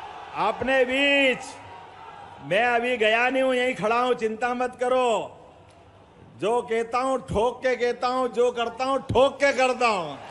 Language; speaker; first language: Hindi; native; Hindi